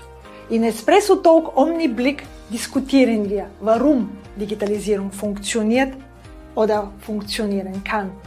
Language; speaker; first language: German; non-native, fluent; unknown